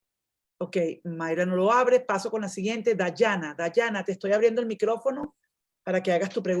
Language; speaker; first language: Spanish; native; Spanish